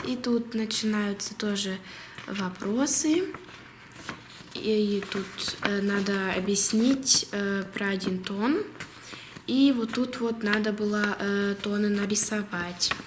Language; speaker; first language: Russian; early bilingual, heritage; Russian